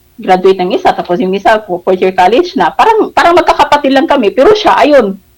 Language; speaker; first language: Filipino; non-native, local second language; Cebuano